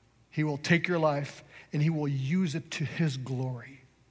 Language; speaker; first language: English; early bilingual, other home language; French